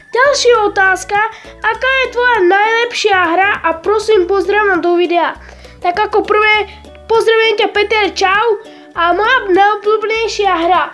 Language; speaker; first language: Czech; non-native, learner; Slovak